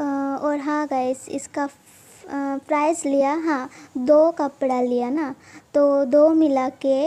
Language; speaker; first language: Hindi; non-native, local second language; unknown